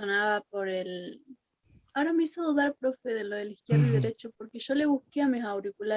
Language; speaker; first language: Spanish; native; Spanish